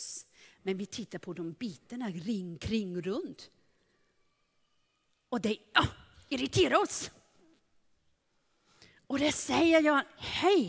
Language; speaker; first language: Swedish; non-native, fluent; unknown